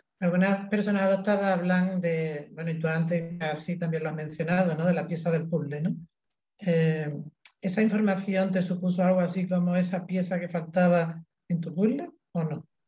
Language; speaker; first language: Spanish; native; Spanish